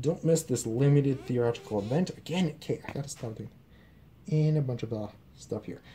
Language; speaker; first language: English; native; English